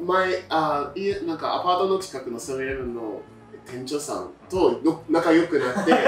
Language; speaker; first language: Japanese; non-native, fluent; English